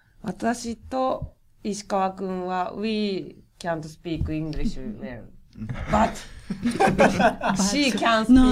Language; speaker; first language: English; non-native, learner; Japanese